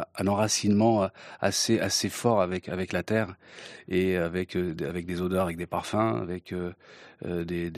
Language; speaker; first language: French; early bilingual, other home language; Kabyle